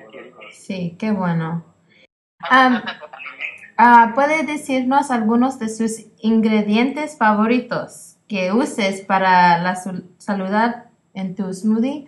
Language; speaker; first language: Spanish; early bilingual, heritage; English